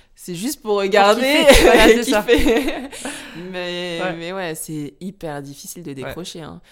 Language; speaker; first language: French; native; French